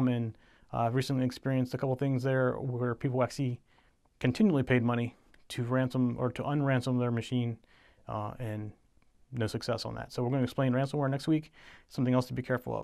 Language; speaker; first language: English; native; English